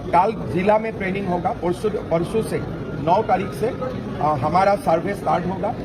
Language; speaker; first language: Hindi; non-native, local second language; Assamese